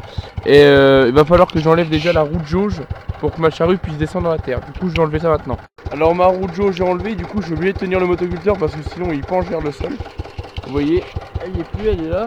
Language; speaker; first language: French; native; French